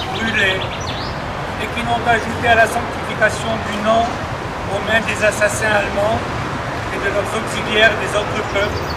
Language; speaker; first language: English; non-native, fluent; Hebrew